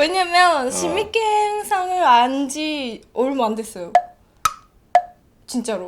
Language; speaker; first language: Korean; non-native, learner; Japanese